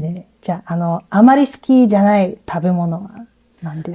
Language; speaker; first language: Japanese; non-native, learner; English